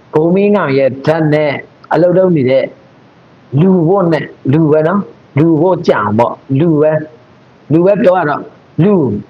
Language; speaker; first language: Burmese; non-native, local second language; Mon